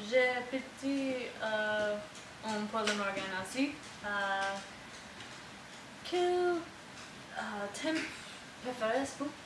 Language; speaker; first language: French; non-native, learner; English